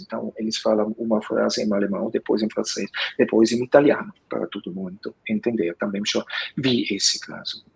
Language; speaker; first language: Portuguese; non-native, fluent; Swiss German